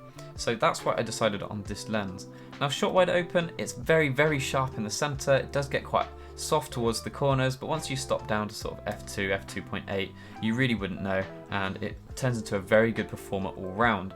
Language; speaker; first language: English; native; English